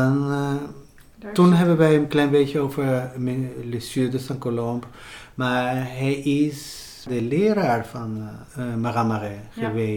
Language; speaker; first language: Dutch; non-native, fluent; Spanish